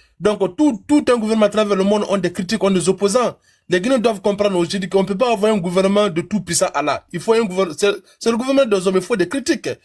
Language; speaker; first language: French; non-native, local second language; Fula